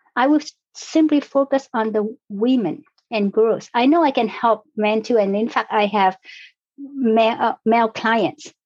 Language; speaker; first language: English; non-native, fluent; Vietnamese